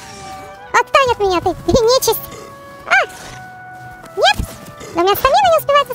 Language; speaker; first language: Russian; native; Russian